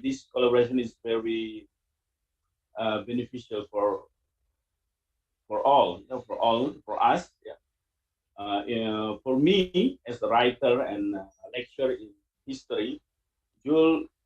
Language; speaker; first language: English; non-native, learner; Indonesian